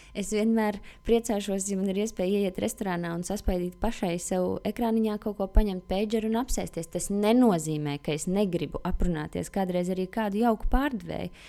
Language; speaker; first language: Latvian; native; Latvian